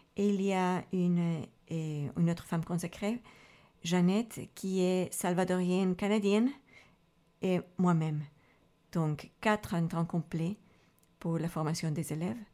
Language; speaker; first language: French; non-native, fluent; Spanish